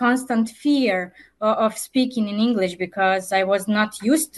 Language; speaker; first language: English; non-native, fluent; Serbian